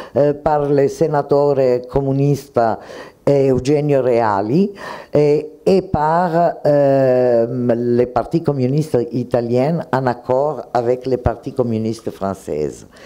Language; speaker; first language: French; non-native, fluent; Italian